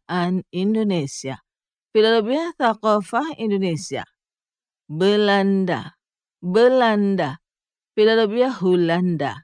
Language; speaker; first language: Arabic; non-native, fluent; Indonesian